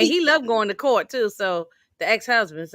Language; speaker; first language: English; native; English